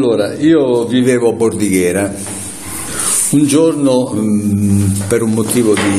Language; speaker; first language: Italian; native; Italian